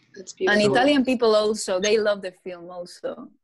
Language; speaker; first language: English; non-native, learner; Spanish